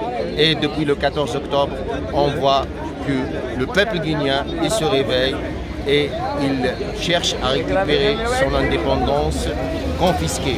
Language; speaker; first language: French; non-native, local second language; Arabic